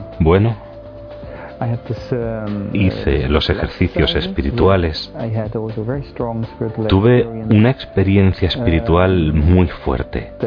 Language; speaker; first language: Spanish; non-native, fluent; German